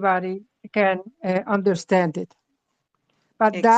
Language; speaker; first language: English; non-native, fluent; Spanish